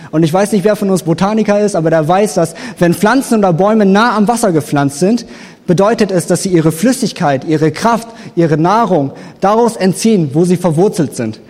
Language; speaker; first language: German; native; German